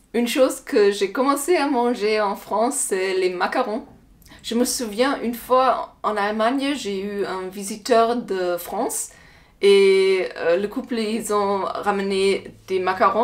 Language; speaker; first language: French; non-native, learner; German